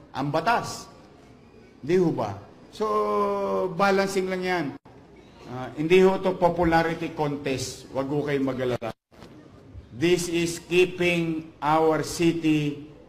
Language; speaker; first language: Filipino; native; Filipino